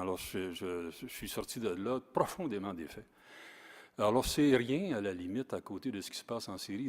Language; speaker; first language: French; native; French